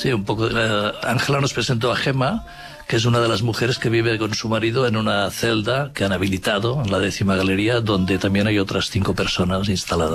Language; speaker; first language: Spanish; native; Spanish